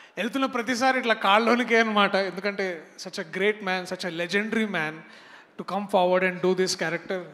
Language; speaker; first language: Telugu; native; Telugu